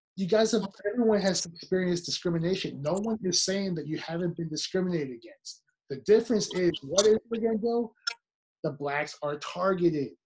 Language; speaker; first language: English; early bilingual, other home language; Spanish